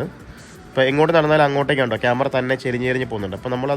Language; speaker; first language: Malayalam; native; Malayalam